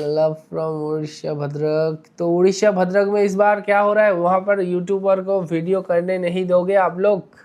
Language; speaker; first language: Hindi; non-native, local second language; Bangla